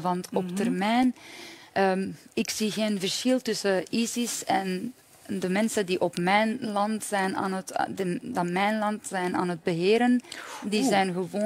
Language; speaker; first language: Dutch; non-native, fluent; Persian